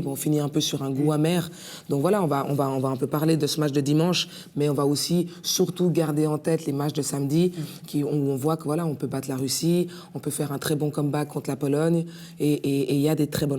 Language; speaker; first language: French; native; French